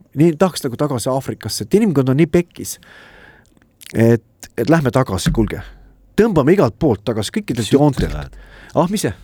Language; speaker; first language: Estonian; native; Estonian